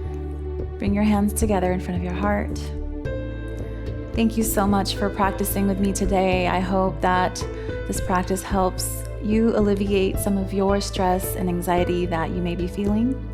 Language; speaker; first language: English; native; English